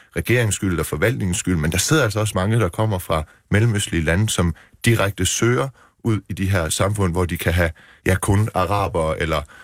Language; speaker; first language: Danish; early bilingual, other home language; Persian